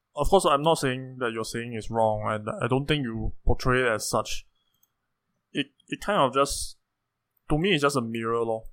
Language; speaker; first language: English; native; English